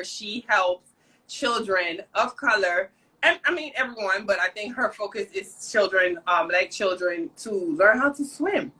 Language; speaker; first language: English; native; English